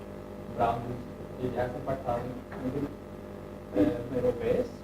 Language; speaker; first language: German; non-native, learner; Turkish